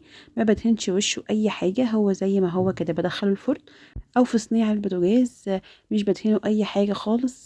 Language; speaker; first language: Arabic; native; Arabic